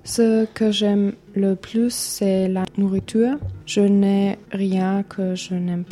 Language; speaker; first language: French; non-native, learner; German